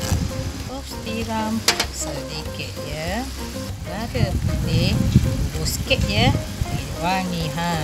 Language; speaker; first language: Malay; non-native, local second language; Chinese